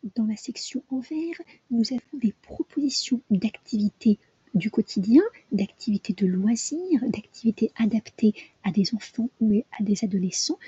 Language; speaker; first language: French; native; French